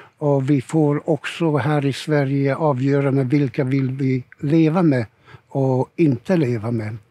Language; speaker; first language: Swedish; non-native, fluent; Hungarian